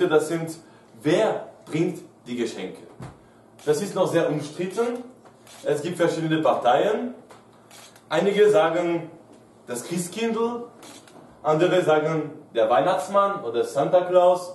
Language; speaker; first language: German; non-native, fluent; French